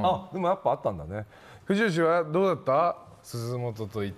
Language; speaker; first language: Japanese; native; Japanese